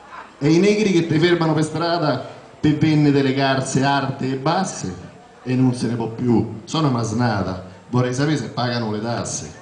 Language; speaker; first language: Italian; native; Italian